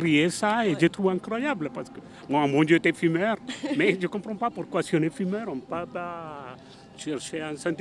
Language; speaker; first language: French; non-native, fluent; Spanish